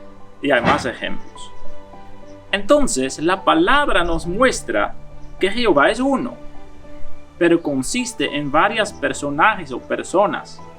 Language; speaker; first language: Spanish; non-native, fluent; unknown